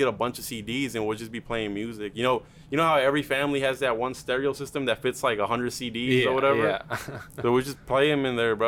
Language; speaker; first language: English; early bilingual, other home language; Spanish